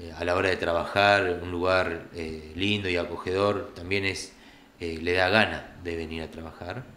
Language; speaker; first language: Spanish; native; Spanish